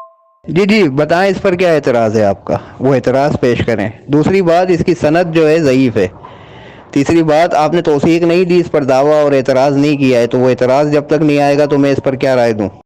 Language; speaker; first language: Urdu; native; Urdu